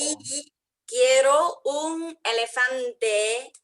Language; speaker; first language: Spanish; non-native, learner; English